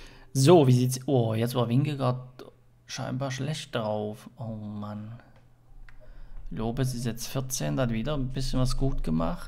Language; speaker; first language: German; native; German